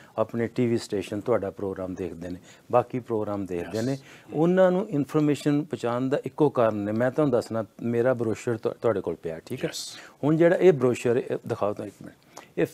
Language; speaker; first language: Punjabi; native; Punjabi